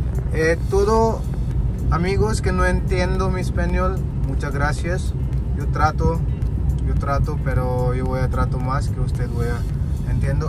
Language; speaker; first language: Spanish; non-native, learner; Hindi